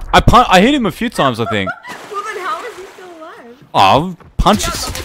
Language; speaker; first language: English; native; English